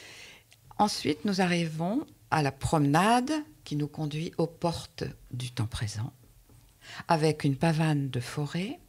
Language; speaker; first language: French; native; French